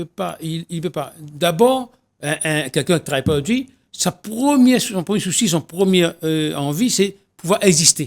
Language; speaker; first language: French; non-native, local second language; Réunion Creole French